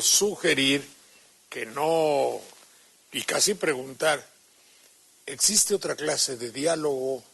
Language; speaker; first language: Spanish; native; Spanish